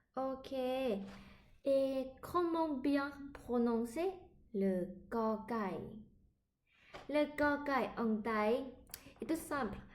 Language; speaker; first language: French; non-native, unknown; Thai